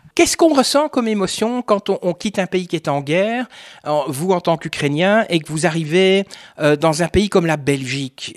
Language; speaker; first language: French; native; French